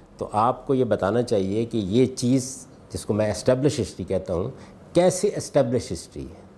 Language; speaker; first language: Urdu; non-native, local second language; Punjabi